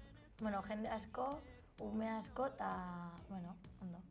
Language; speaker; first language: Basque; non-native, local second language; Spanish